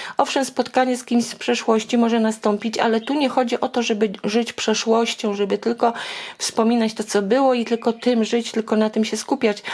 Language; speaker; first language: Polish; native; Polish